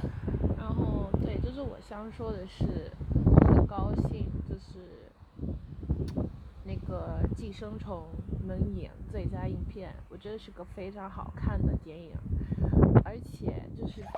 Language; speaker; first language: Chinese; early bilingual, heritage; Chinese